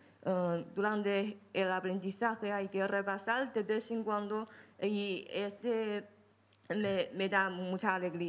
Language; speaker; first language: Spanish; non-native, fluent; Chinese